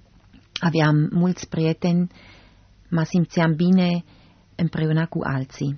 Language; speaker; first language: Romanian; non-native, fluent; German